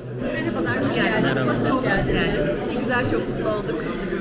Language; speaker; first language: Turkish; native; Turkish